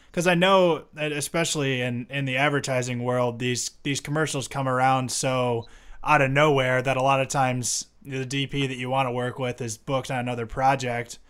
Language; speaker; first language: English; native; English